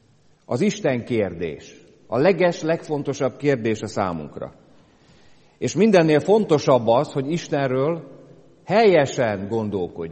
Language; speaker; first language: Hungarian; native; Hungarian